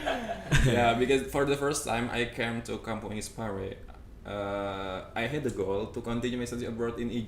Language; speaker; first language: English; non-native, fluent; Indonesian